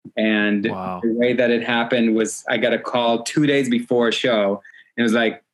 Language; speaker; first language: English; early bilingual, other home language; Hebrew